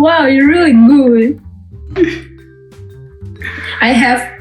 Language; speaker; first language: English; non-native, fluent; Russian